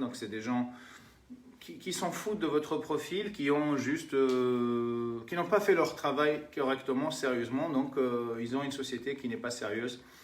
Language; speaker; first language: French; non-native, local second language; Arabic